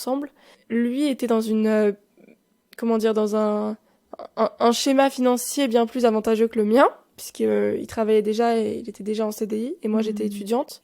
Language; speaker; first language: French; native; French